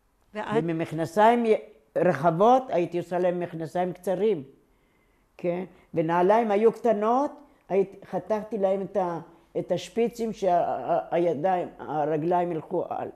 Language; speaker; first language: Hebrew; non-native, local second language; Ladino